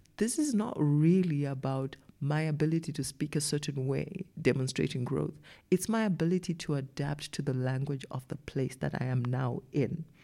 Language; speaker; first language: English; non-native, local second language; Shona